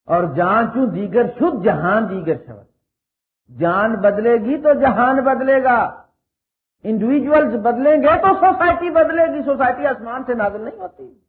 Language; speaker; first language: Urdu; native; Urdu